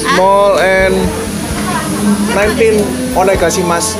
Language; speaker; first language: English; non-native, learner; Indonesian